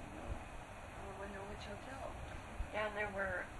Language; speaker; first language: English; native; English